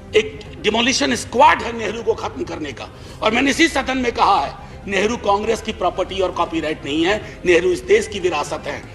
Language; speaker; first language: Hindi; native; Hindi